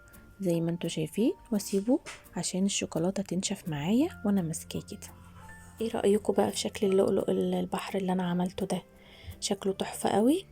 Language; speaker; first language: Arabic; native; Arabic